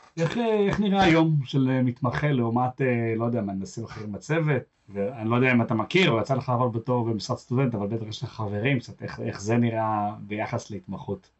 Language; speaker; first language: Hebrew; native; Hebrew